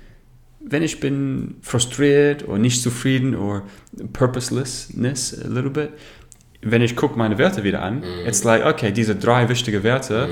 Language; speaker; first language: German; non-native, learner; English